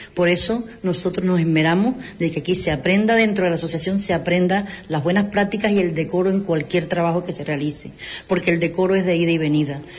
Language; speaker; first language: Spanish; native; Spanish